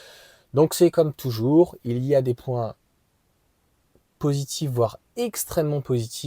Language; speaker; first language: French; native; French